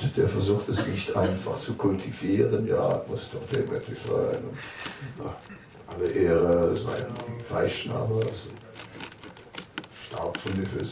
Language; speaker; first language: German; non-native, fluent; Dutch